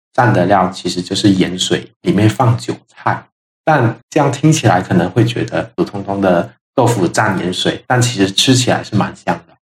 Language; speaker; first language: Chinese; non-native, local second language; Min Nan Chinese